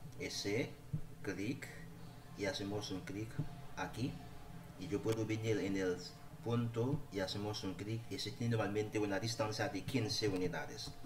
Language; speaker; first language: Spanish; non-native, learner; Haitian Creole